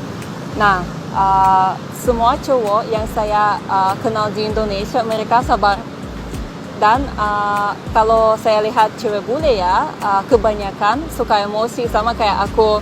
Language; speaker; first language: Indonesian; non-native, fluent; Russian